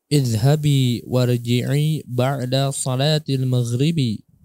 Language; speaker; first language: Arabic; non-native, learner; Indonesian